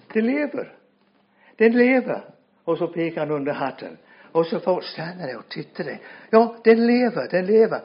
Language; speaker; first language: Swedish; non-native, fluent; English